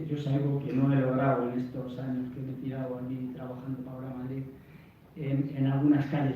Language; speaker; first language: Spanish; native; Spanish